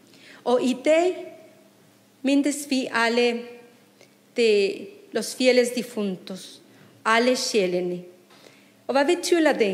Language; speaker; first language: Danish; non-native, fluent; Spanish